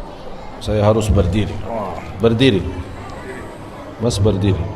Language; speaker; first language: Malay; non-native, fluent; Arabic